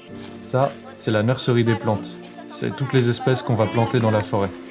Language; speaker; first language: French; native; French